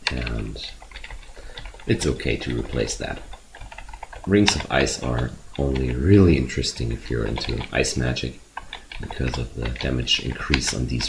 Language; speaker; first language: English; non-native, fluent; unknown